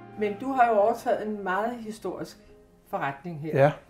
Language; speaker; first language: Danish; native; Danish